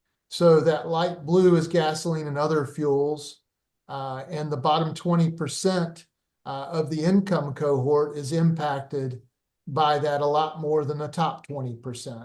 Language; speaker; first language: English; native; English